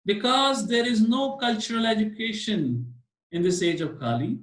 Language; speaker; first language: English; non-native, local second language; Hindi